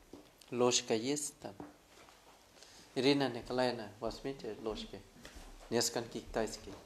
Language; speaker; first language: Russian; non-native, learner; Thai